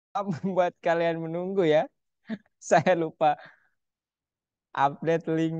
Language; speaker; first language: Indonesian; native; Indonesian